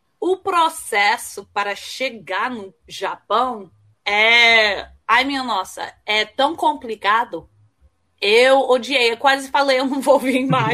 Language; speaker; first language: Portuguese; early bilingual, heritage; Portuguese